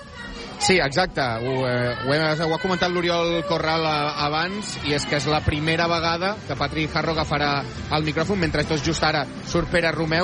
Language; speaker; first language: Catalan; native; Catalan